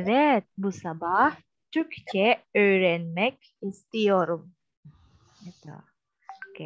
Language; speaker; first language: Turkish; non-native, fluent; Indonesian